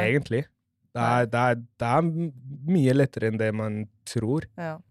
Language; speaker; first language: Norwegian; non-native, fluent; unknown